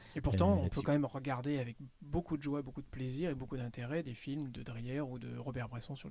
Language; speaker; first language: French; native; French